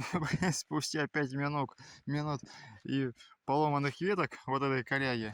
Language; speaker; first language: Russian; native; Russian